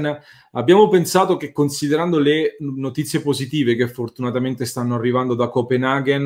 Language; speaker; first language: Italian; native; Italian